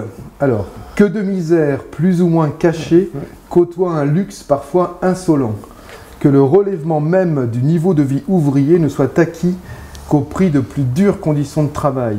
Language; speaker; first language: French; native; French